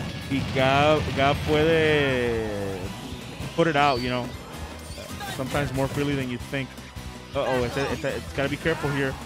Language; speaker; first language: English; non-native, local second language; Spanish